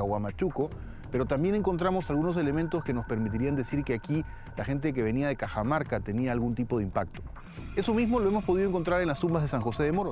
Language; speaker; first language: Spanish; native; Spanish